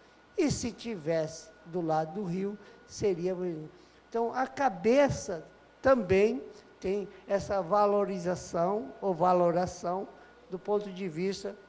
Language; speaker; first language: Portuguese; native; Portuguese